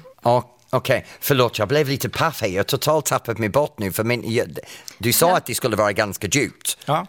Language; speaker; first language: Swedish; non-native, fluent; English